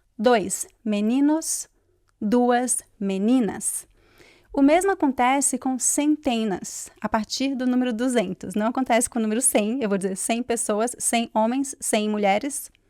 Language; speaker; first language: Portuguese; native; Portuguese